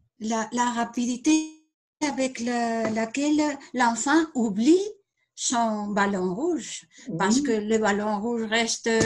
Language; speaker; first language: French; non-native, learner; Spanish